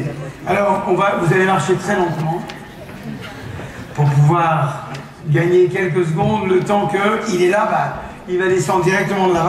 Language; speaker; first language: French; native; French